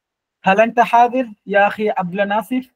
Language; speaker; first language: Arabic; non-native, learner; Bangla